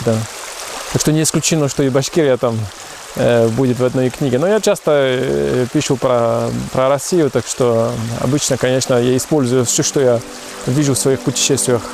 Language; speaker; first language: Russian; non-native, fluent; French